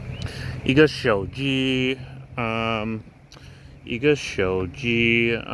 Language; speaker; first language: Chinese; non-native, learner; English